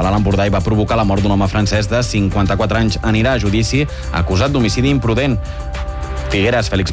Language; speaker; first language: Catalan; native; Catalan